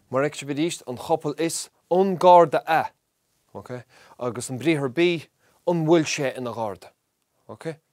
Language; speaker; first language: Irish; native; Irish